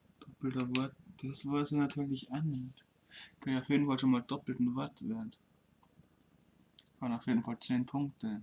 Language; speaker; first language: German; native; German